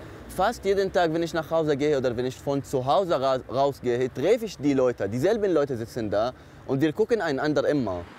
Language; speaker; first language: German; non-native, fluent; Arabic